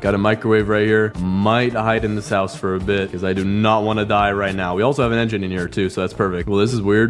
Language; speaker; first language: English; native; English